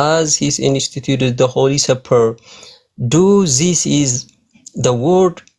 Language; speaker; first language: English; non-native, local second language; Amharic